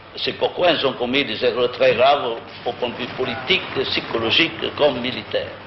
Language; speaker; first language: French; non-native, local second language; Vietnamese